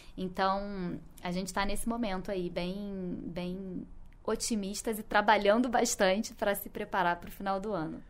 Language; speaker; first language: Portuguese; native; Portuguese